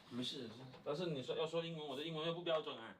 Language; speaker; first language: Chinese; native; Chinese